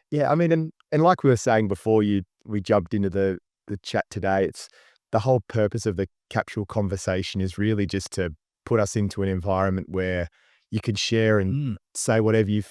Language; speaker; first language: English; native; English